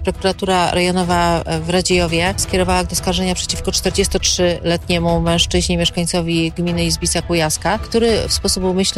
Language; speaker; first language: Polish; native; Polish